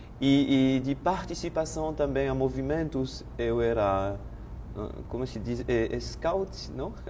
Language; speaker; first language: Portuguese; non-native, fluent; French